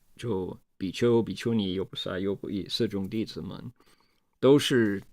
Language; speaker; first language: Chinese; non-native, fluent; English